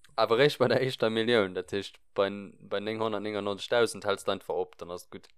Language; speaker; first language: Luxembourgish; early bilingual, other home language; English